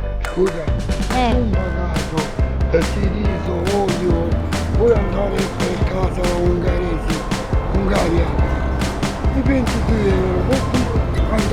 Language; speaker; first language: Italian; non-native, learner; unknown